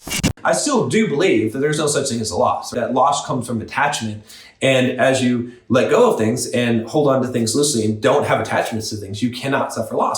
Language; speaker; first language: English; native; English